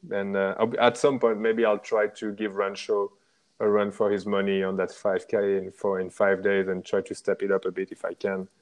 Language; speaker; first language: English; non-native, fluent; French